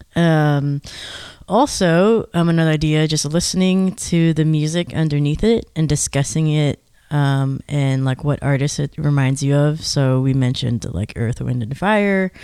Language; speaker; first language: English; native; English